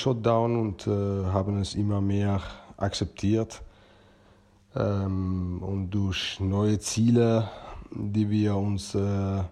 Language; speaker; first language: German; non-native, fluent; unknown